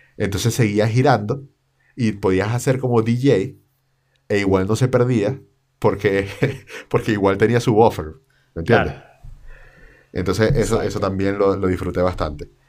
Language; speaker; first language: Spanish; native; Spanish